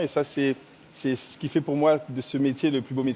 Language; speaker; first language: French; native; French